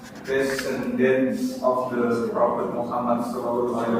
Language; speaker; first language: English; non-native, learner; Indonesian